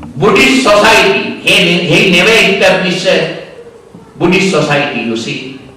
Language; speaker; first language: English; non-native, local second language; Sinhala